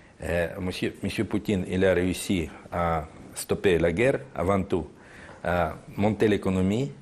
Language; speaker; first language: French; non-native, fluent; Russian